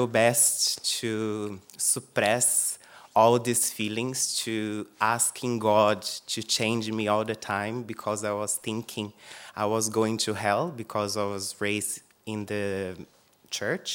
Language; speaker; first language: English; non-native, fluent; Portuguese